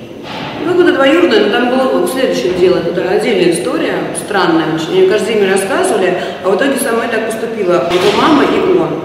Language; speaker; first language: Russian; native; Russian